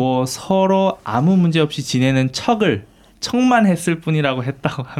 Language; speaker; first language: Korean; native; Korean